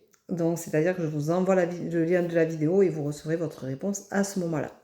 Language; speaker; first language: French; native; French